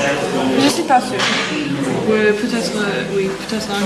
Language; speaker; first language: French; non-native, learner; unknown